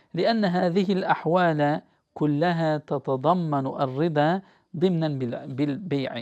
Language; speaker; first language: Arabic; non-native, fluent; Turkish